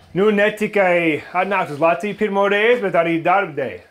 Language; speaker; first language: Latvian; early bilingual, other home language; English